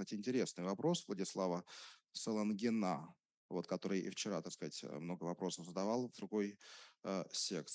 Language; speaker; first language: Russian; native; Russian